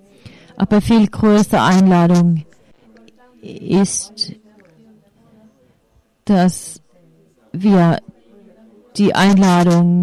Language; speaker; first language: German; non-native, fluent; Finnish